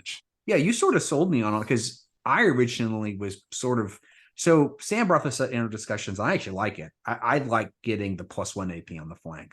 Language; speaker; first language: English; native; English